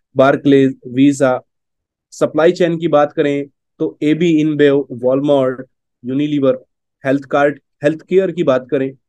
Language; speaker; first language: Hindi; native; Hindi